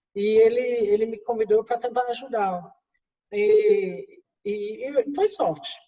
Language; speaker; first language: Portuguese; non-native, fluent; English